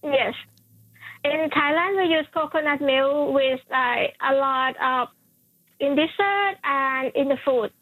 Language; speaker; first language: English; non-native, fluent; Thai